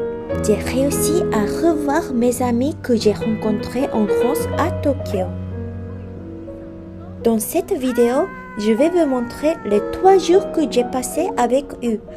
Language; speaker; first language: French; non-native, fluent; Japanese